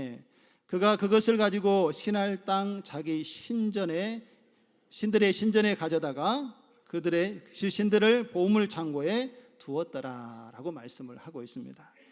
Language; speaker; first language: Korean; native; Korean